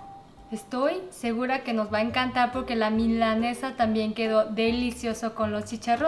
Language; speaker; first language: Spanish; non-native, fluent; Korean